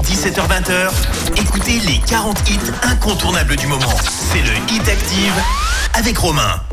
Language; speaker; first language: French; native; French